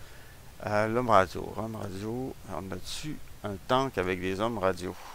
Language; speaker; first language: French; native; French